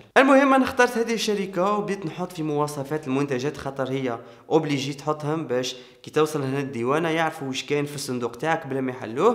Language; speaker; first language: Arabic; native; Arabic